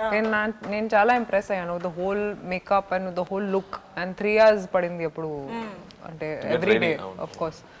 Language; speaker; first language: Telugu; non-native, local second language; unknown